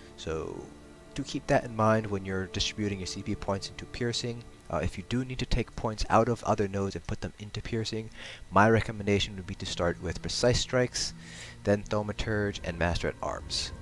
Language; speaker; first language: English; native; English